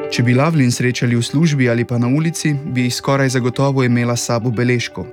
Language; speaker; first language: Slovenian; native; Slovenian